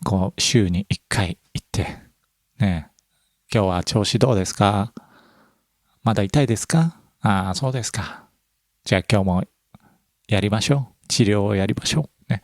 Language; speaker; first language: Japanese; native; Japanese